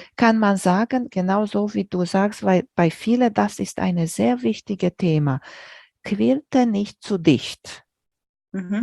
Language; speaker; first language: German; non-native, fluent; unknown